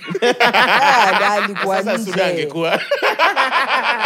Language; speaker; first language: English; non-native, local second language; Swahili